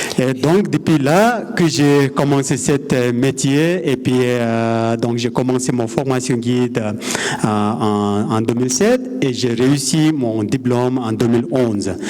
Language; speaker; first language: French; non-native, fluent; Sherpa